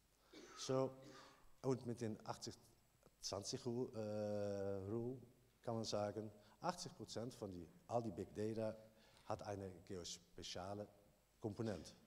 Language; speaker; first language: German; non-native, learner; Dutch